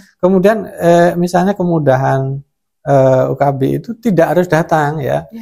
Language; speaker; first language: Indonesian; non-native, local second language; Javanese